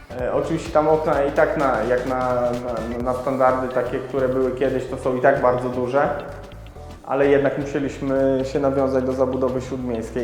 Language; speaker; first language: Polish; native; Polish